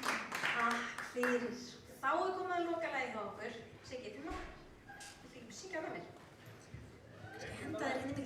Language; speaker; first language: Icelandic; native; Icelandic